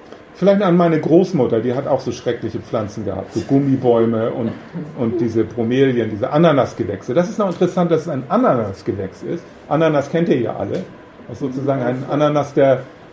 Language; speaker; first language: German; native; German